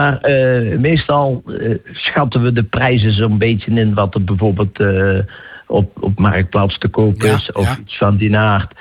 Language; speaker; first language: Dutch; native; Dutch